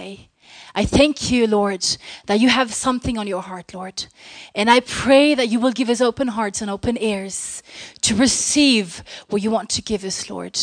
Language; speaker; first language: English; non-native, fluent; Norwegian